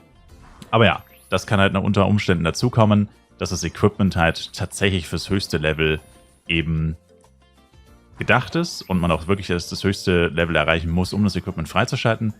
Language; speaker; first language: German; native; German